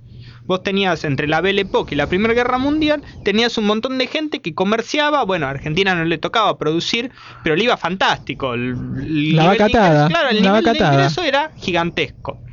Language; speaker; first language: Spanish; native; Spanish